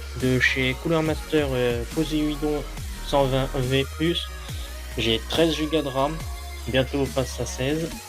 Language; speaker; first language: French; native; French